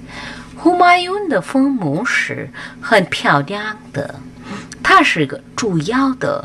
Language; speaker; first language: Chinese; non-native, fluent; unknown